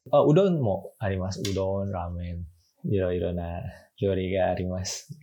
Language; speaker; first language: Japanese; non-native, fluent; Indonesian